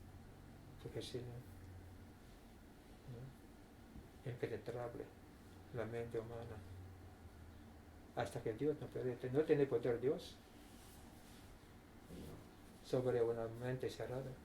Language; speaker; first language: Spanish; non-native, fluent; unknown